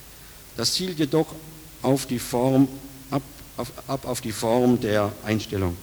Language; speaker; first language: German; native; German